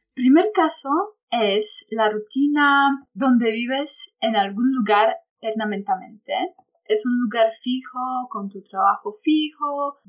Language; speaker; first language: Spanish; non-native, fluent; Polish